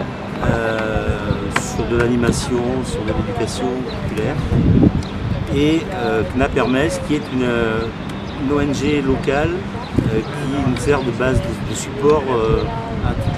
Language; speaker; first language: French; native; French